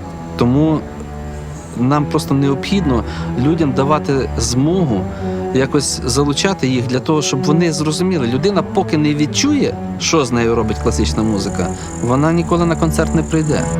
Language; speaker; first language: Ukrainian; non-native, local second language; Russian